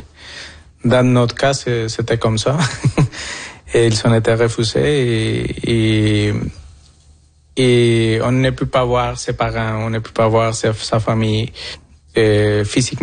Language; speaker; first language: French; non-native, fluent; Spanish